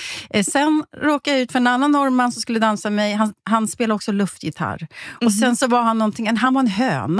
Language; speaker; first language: Swedish; native; Swedish